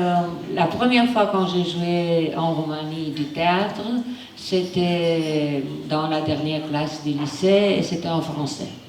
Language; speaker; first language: French; non-native, fluent; Romanian